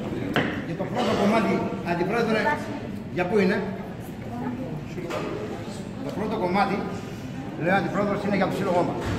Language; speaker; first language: Greek; native; Greek